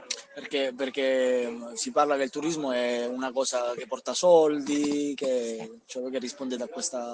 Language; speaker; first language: Italian; native; Italian